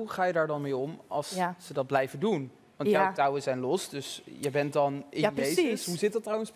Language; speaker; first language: Dutch; native; Dutch